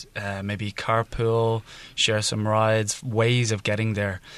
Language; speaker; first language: English; native; English